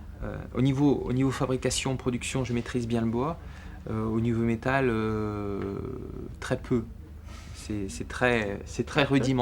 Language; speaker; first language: French; native; French